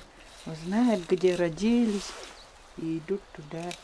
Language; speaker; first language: Russian; native; Russian